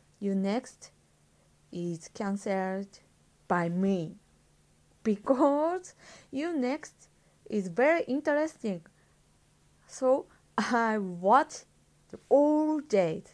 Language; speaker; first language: English; non-native, learner; Japanese